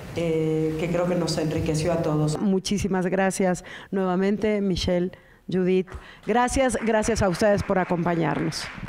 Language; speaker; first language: Spanish; native; Spanish